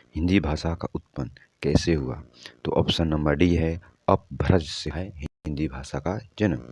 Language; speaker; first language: Hindi; native; Hindi